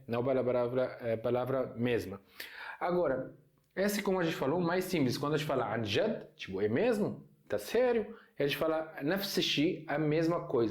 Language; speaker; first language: Portuguese; non-native, fluent; Arabic